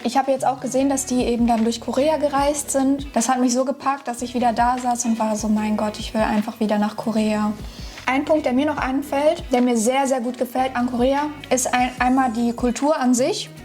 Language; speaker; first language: German; native; German